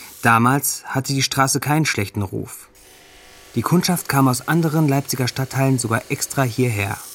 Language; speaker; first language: German; native; German